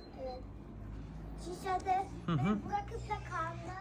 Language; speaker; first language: Turkish; early bilingual, heritage; Turkish